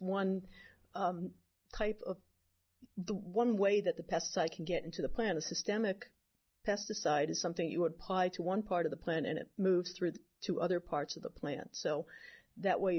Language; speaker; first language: English; native; English